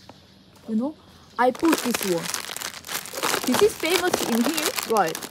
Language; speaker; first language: English; non-native, learner; Korean